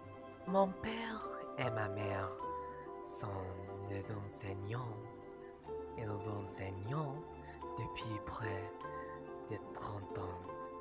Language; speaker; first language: French; non-native, learner; Malay